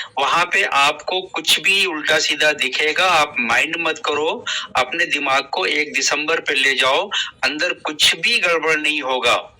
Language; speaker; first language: Hindi; native; Hindi